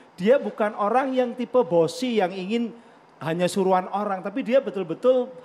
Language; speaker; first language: Indonesian; native; Indonesian